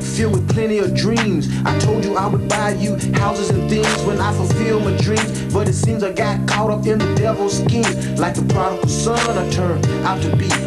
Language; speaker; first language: English; native; English